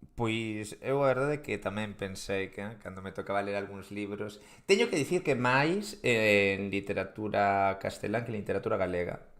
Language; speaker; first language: Galician; native; Galician